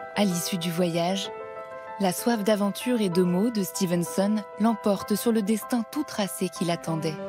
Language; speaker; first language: French; native; French